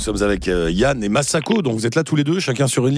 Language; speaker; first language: French; native; French